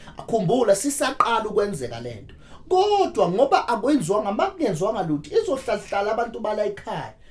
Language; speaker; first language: Zulu; native; Zulu